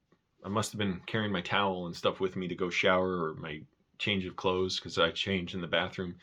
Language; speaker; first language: English; native; English